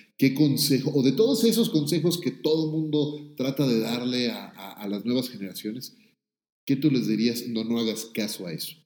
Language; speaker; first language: Spanish; native; Spanish